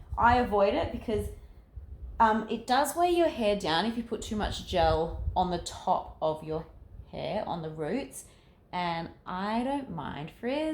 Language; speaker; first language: English; native; English